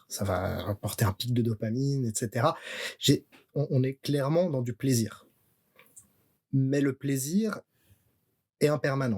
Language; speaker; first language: French; native; French